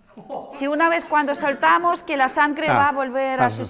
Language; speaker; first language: Spanish; non-native, learner; Russian